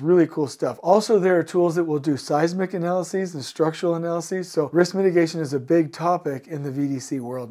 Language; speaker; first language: English; native; English